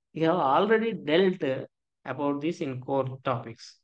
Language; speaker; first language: English; non-native, local second language; Telugu